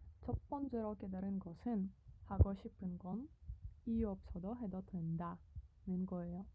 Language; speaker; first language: Korean; non-native, fluent; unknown